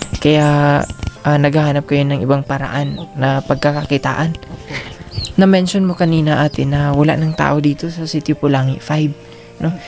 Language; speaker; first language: Filipino; non-native, local second language; Cebuano